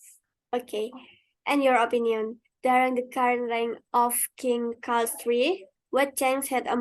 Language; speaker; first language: English; non-native, learner; Indonesian